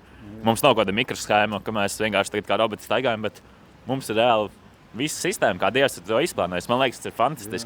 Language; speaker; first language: Latvian; native; Latvian